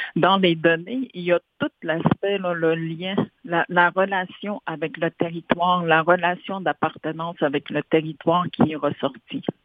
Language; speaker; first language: French; non-native, local second language; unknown